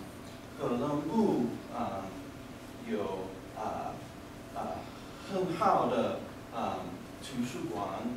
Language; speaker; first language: Chinese; non-native, learner; English